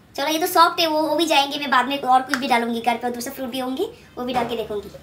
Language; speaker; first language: Hindi; non-native, local second language; Bangla